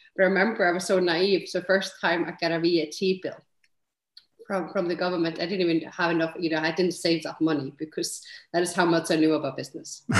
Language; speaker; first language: English; non-native, fluent; Icelandic